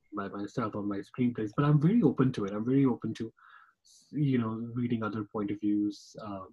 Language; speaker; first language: English; non-native, local second language; Kashmiri